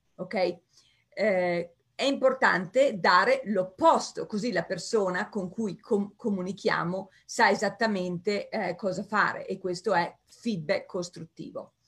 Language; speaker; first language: Italian; early bilingual, heritage; Italian